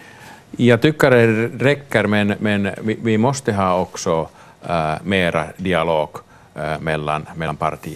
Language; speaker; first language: Swedish; non-native, local second language; Finnish